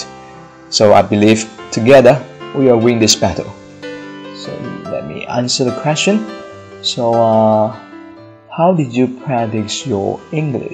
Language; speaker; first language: English; non-native, fluent; Chinese